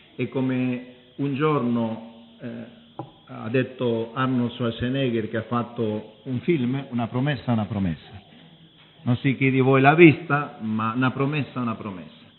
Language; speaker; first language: Italian; early bilingual, heritage; Italian